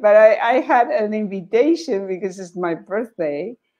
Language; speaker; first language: English; non-native, fluent; Spanish